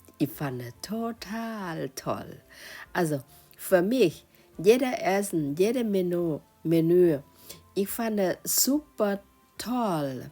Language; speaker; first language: German; non-native, learner; Thai